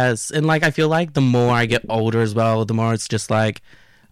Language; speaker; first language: English; native; English